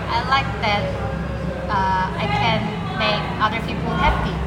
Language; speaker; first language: English; non-native, fluent; Korean